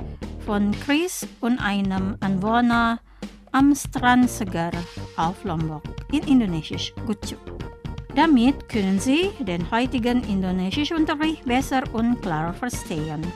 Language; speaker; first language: German; non-native, fluent; Indonesian